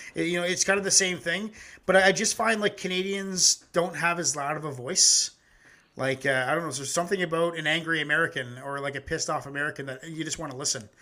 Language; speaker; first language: English; native; English